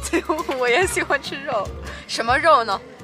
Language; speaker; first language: Chinese; non-native, fluent; English